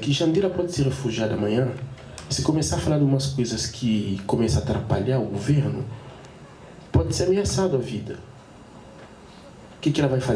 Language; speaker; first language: Portuguese; non-native, fluent; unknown